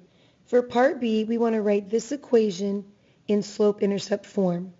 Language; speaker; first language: English; native; English